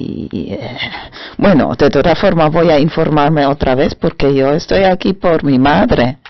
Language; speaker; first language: Spanish; non-native, fluent; German